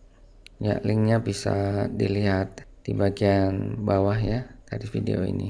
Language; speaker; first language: Indonesian; native; Indonesian